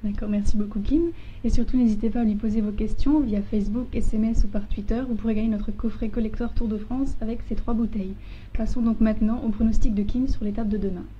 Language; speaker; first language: French; native; French